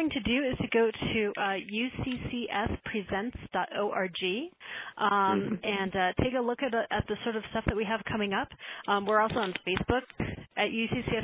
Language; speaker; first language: English; native; English